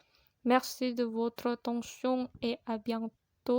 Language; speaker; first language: French; non-native, learner; Indonesian